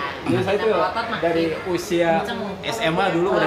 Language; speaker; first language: Indonesian; native; Indonesian